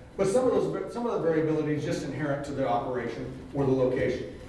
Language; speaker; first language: English; native; English